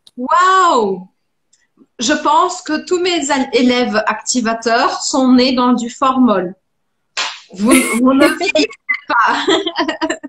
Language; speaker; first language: French; non-native, fluent; Portuguese